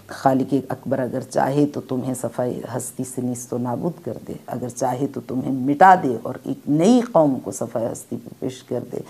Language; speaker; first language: Urdu; native; Urdu